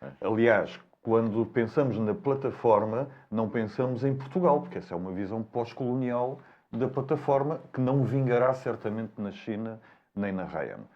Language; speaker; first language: Portuguese; native; Portuguese